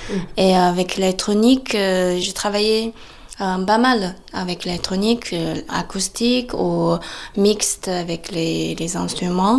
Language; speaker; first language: French; non-native, fluent; Chinese